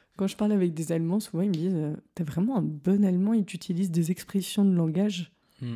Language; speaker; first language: French; native; French